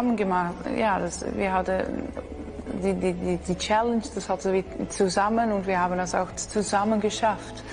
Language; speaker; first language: German; non-native, learner; Dutch